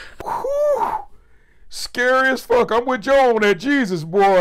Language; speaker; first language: English; native; English